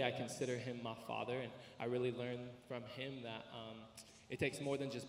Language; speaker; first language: English; native; English